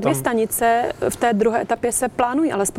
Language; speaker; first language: Czech; native; Czech